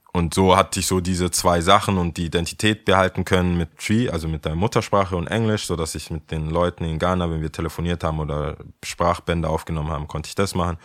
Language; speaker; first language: German; early bilingual, other home language; Akan